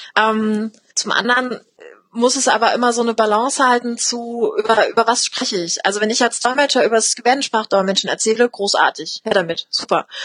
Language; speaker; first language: German; native; German